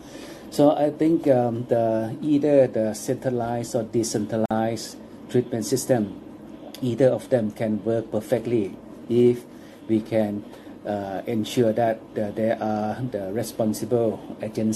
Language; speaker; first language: English; non-native, fluent; Thai